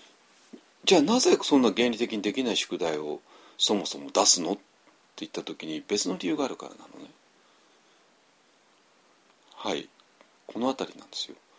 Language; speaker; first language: Japanese; native; Japanese